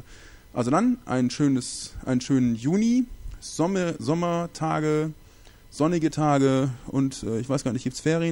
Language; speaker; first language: German; native; German